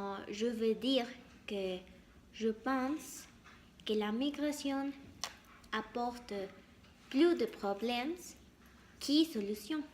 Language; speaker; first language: French; non-native, learner; Spanish